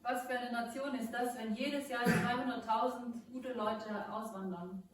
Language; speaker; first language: German; native; German